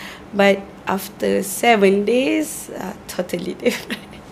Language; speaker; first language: English; non-native, local second language; Malay